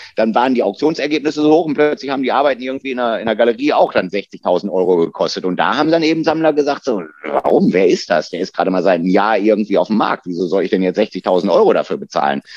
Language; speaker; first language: German; native; German